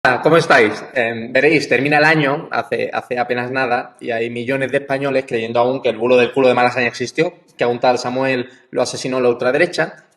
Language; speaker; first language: Spanish; native; Spanish